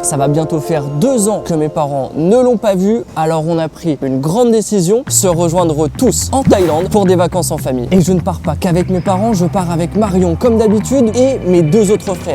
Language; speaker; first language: French; native; French